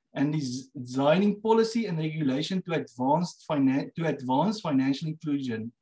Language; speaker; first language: English; non-native, local second language; Afrikaans